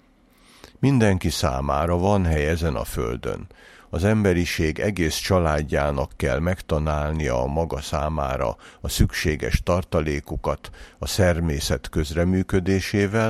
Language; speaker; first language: Hungarian; native; Hungarian